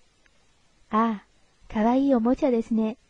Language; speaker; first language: Japanese; non-native, fluent; Chinese